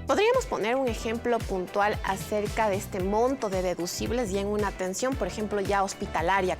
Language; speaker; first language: Spanish; native; Spanish